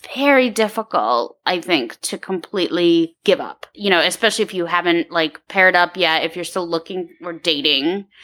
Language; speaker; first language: English; early bilingual, other home language; Ukrainian